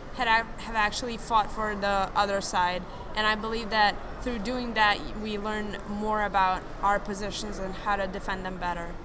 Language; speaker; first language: English; non-native, fluent; Serbian